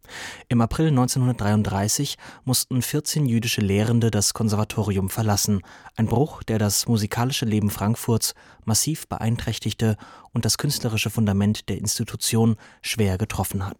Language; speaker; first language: German; native; German